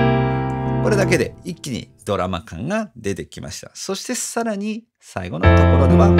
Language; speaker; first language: Japanese; native; Japanese